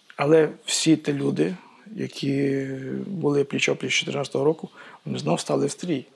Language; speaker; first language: Ukrainian; native; Ukrainian